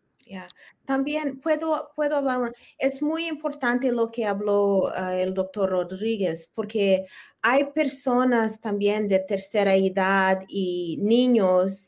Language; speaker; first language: Spanish; early bilingual, heritage; Spanish